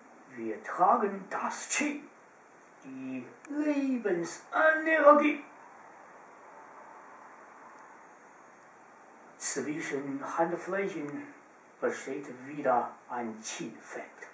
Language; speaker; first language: German; non-native, fluent; Chinese